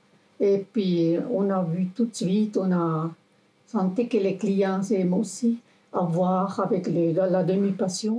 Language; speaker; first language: French; non-native, local second language; German